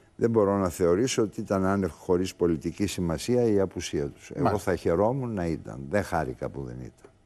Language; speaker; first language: Greek; native; Greek